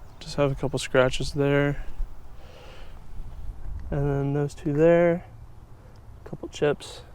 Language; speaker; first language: English; native; English